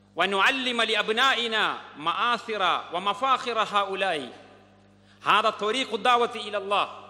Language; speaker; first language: Arabic; non-native, fluent; Malayalam